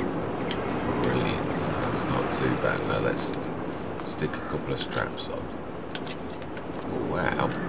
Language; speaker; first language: English; native; English